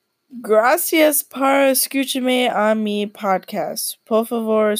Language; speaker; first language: Spanish; non-native, learner; English